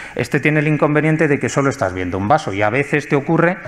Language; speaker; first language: Spanish; native; Spanish